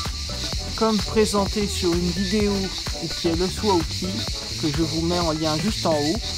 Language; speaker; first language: French; native; French